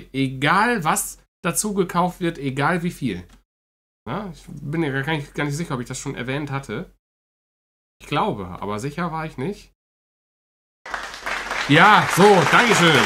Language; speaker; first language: German; native; German